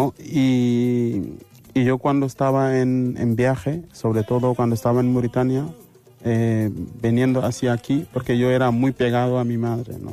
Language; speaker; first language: Spanish; non-native, fluent; Wolof